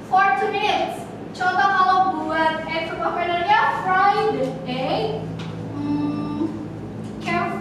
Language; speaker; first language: English; non-native, local second language; Indonesian